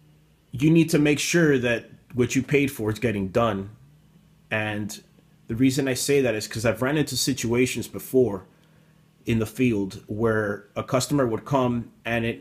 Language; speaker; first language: English; native; English